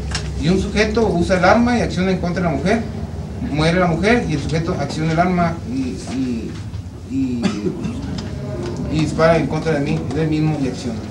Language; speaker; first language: Spanish; native; Spanish